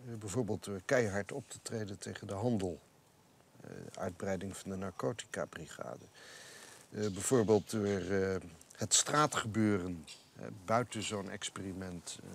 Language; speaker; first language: Dutch; native; Dutch